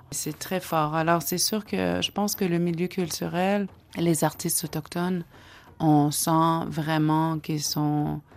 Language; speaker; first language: French; non-native, local second language; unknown